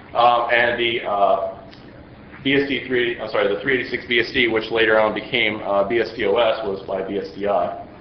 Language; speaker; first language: English; native; English